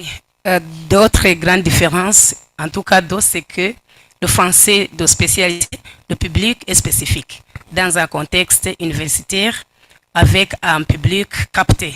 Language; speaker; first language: French; non-native, fluent; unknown